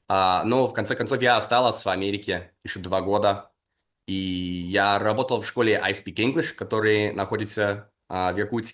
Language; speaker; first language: Russian; non-native, fluent; English